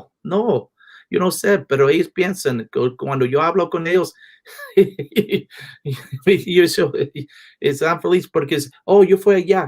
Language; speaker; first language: Spanish; non-native, learner; English